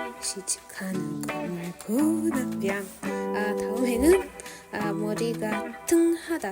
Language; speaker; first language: Korean; non-native, learner; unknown